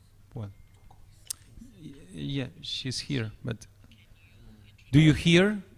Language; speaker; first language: English; non-native, fluent; Spanish